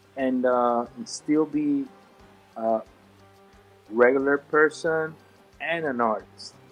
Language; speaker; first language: English; non-native, fluent; Spanish